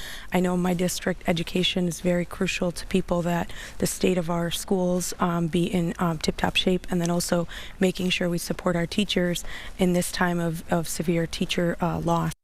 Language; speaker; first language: English; early bilingual, other home language; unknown